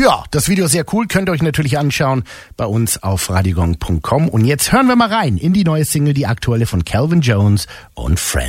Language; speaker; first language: German; native; German